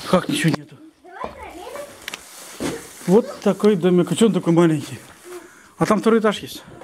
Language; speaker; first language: Russian; native; Russian